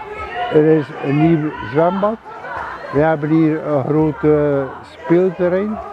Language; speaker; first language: Dutch; non-native, fluent; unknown